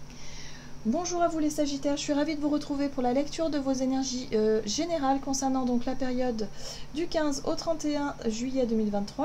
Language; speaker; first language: French; native; French